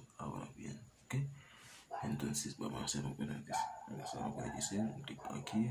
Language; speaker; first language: Spanish; non-native, learner; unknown